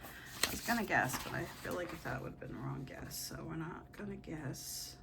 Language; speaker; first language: English; native; English